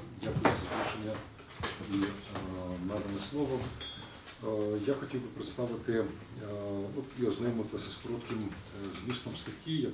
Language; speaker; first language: Ukrainian; native; Ukrainian